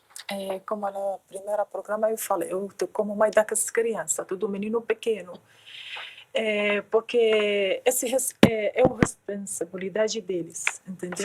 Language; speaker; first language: Portuguese; non-native, learner; Arabic